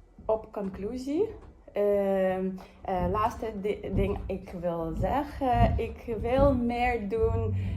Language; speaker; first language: Dutch; non-native, learner; Yakut